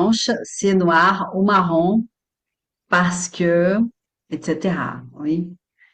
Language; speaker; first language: French; non-native, fluent; Portuguese